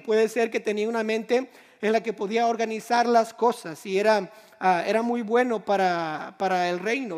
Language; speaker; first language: Spanish; native; Spanish